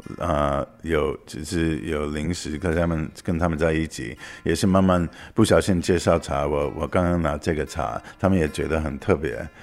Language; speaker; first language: Chinese; non-native, fluent; English